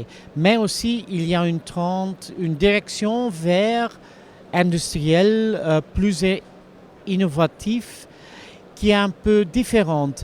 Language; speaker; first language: French; non-native, local second language; Dutch